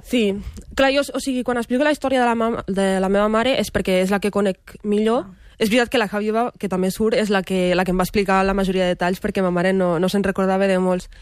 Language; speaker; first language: Catalan; early bilingual, other home language; Arabic